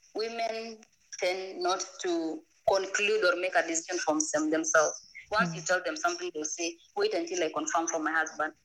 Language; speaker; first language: English; non-native, local second language; Masai